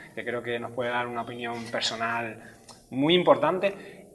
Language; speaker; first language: Spanish; native; Spanish